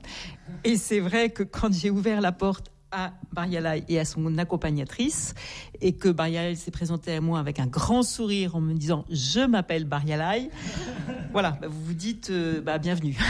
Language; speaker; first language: French; native; French